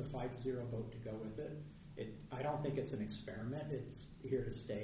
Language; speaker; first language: English; native; English